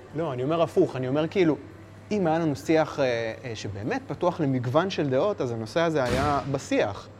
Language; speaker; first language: Hebrew; native; Hebrew